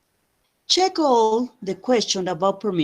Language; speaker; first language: English; non-native, fluent; Spanish